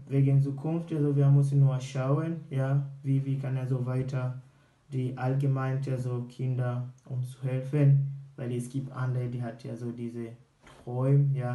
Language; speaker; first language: German; non-native, learner; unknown